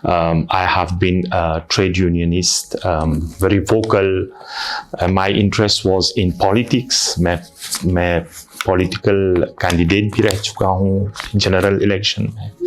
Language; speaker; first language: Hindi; non-native, fluent; Morisyen